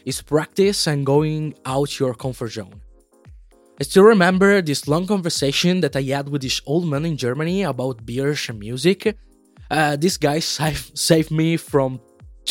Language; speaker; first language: English; non-native, fluent; Italian